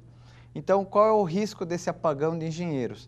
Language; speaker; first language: Portuguese; native; Portuguese